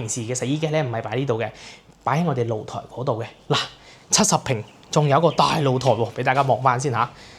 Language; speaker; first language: Cantonese; native; Cantonese